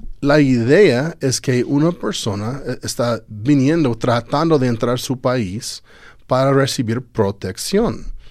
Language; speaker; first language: Spanish; non-native, fluent; English